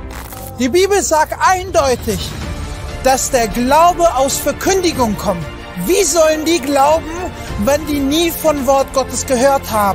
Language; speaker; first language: German; non-native, fluent; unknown